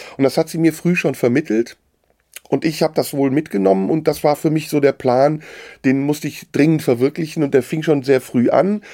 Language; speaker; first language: German; early bilingual, other home language; Turkish